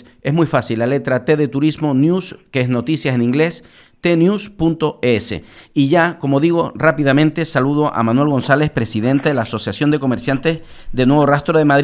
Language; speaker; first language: Spanish; native; Spanish